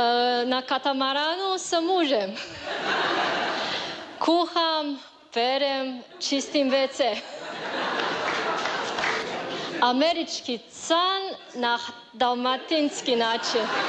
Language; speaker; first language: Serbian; non-native, learner; Chinese